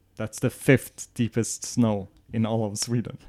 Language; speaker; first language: English; non-native, fluent; Swedish